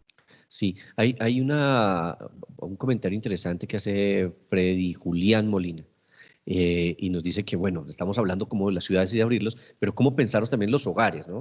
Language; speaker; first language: Spanish; native; Spanish